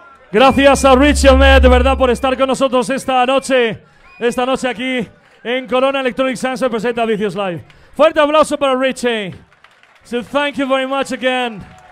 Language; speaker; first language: Spanish; native; Spanish